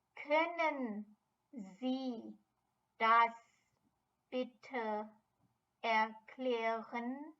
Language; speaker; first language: German; non-native, fluent; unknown